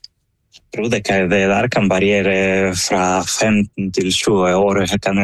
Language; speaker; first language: Norwegian; non-native, fluent; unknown